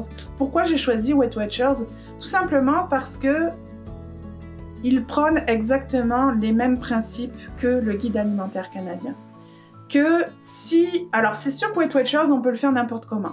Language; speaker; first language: French; native; French